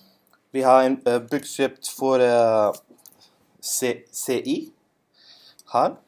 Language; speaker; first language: Norwegian; non-native, learner; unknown